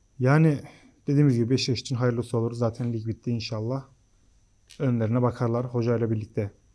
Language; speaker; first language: Turkish; native; Turkish